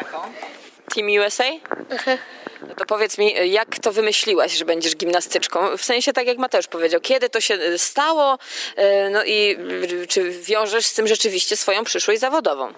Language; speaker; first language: Polish; native; Polish